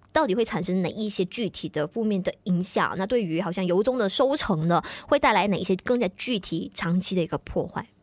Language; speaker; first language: Chinese; native; Chinese